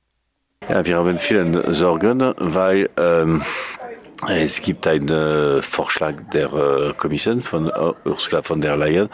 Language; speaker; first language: German; non-native, learner; Catalan